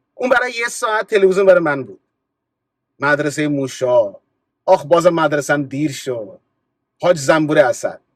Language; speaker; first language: Persian; early bilingual, other home language; Punjabi